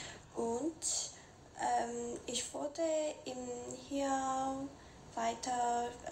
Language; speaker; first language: German; non-native, learner; Korean